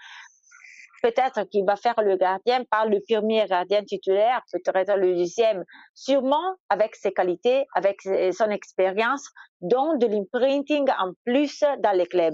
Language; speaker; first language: French; non-native, fluent; Italian